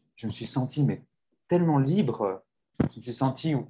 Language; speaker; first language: French; native; French